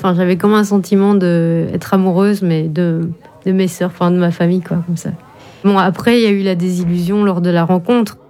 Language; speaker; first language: French; native; French